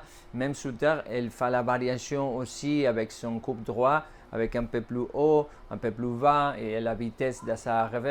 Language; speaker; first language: French; non-native, fluent; Spanish